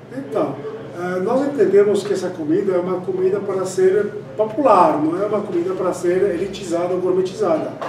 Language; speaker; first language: Portuguese; non-native, fluent; Spanish